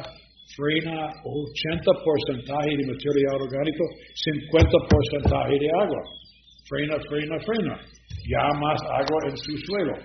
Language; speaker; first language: Spanish; non-native, learner; English